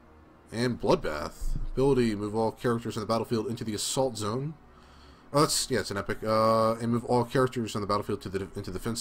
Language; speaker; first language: English; native; English